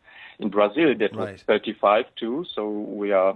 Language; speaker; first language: English; non-native, fluent; Polish